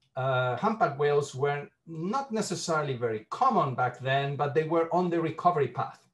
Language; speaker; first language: English; non-native, fluent; Spanish